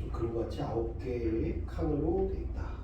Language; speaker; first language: Korean; native; Korean